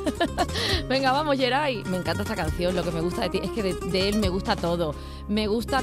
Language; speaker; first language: Spanish; native; Spanish